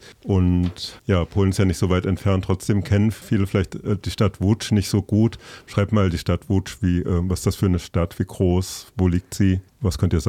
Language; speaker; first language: German; native; German